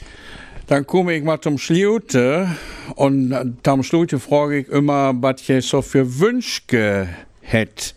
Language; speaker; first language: German; native; German